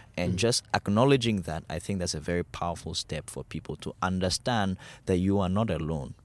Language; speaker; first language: English; non-native, local second language; Ewe